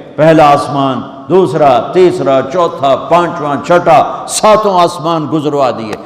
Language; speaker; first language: Urdu; non-native, local second language; Punjabi